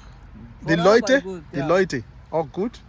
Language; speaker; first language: German; non-native, learner; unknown